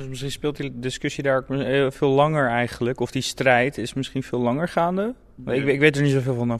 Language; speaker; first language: Dutch; native; Dutch